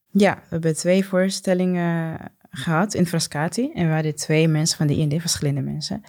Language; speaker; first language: Dutch; non-native, learner; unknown